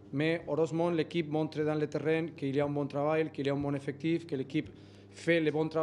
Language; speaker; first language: French; non-native, learner; Spanish